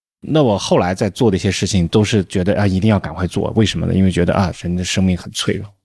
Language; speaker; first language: Chinese; native; Chinese